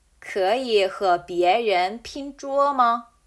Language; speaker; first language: Chinese; non-native, fluent; Korean